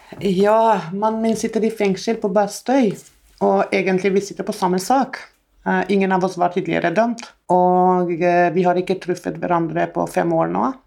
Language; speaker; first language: Norwegian; non-native, fluent; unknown